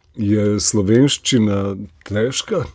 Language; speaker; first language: Slovenian; native; Slovenian